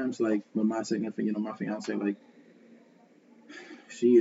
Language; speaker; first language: English; early bilingual, other home language; Spanish